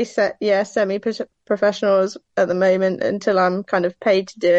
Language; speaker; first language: English; native; English